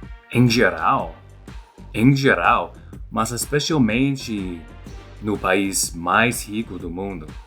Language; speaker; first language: Portuguese; non-native, fluent; English